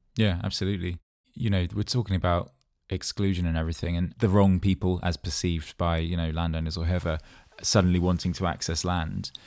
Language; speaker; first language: English; native; English